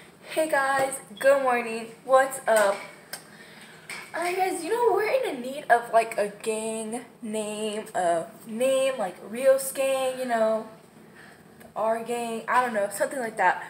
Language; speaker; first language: English; early bilingual, other home language; Spanish